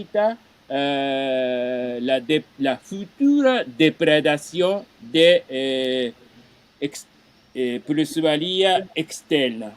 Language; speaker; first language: Spanish; non-native, fluent; Japanese